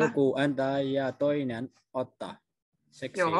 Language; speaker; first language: Finnish; non-native, learner; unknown